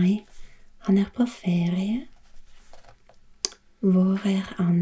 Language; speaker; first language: Norwegian; non-native, learner; German